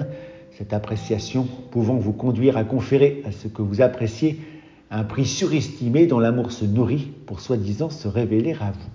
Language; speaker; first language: French; native; French